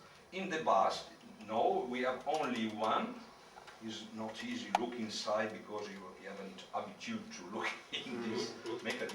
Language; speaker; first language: English; non-native, learner; Italian